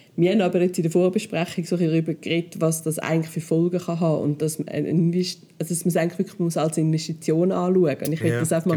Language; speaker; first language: German; native; German